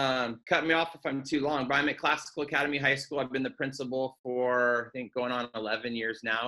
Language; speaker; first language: English; native; English